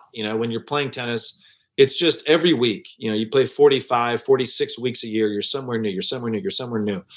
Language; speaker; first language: English; native; English